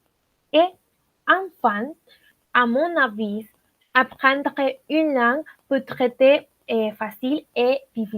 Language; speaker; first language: French; non-native, learner; Spanish